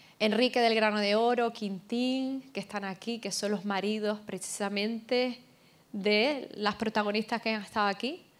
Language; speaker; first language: Spanish; native; Spanish